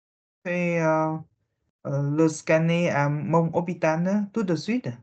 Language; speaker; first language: French; non-native, learner; Vietnamese